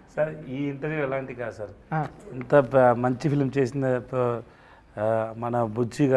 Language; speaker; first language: Telugu; non-native, local second language; Tamil